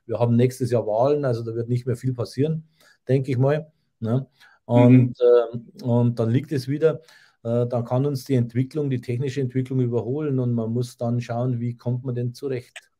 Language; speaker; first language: German; native; German